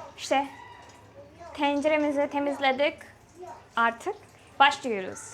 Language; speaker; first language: Turkish; non-native, fluent; Hindi